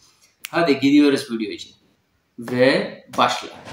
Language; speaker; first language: Turkish; non-native, learner; Urdu